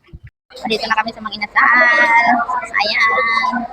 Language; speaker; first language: Filipino; native; Filipino